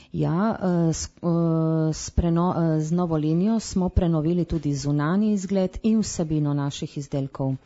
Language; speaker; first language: Slovenian; native; Slovenian